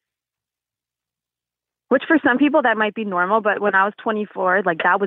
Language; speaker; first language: English; native; English